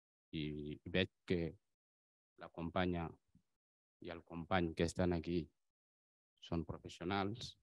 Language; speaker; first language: Catalan; non-native, fluent; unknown